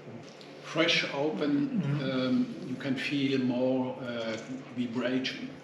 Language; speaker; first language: English; non-native, learner; French